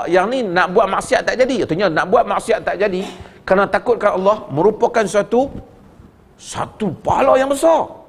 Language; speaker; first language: Malay; native; Malay